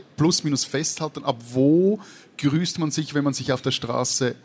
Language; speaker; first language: German; native; German